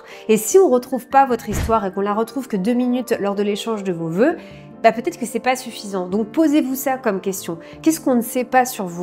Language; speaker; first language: French; native; French